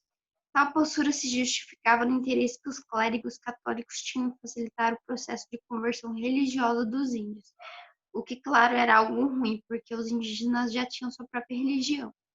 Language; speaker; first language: Portuguese; native; Portuguese